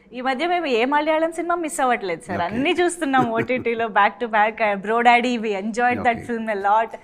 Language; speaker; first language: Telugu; native; Telugu